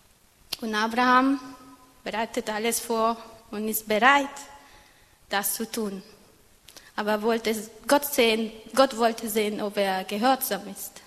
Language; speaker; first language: German; non-native, fluent; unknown